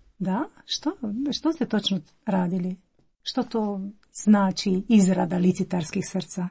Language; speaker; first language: Croatian; native; Croatian